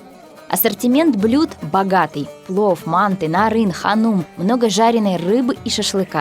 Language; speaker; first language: Russian; native; Russian